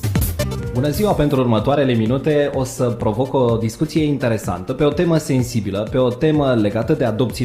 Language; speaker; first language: Romanian; native; Romanian